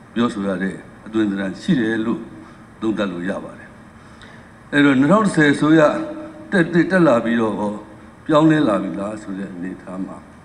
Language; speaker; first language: Burmese; native; Burmese